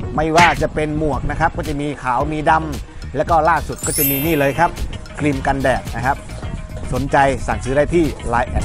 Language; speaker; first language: Thai; native; Thai